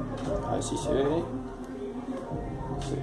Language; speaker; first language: Spanish; native; Spanish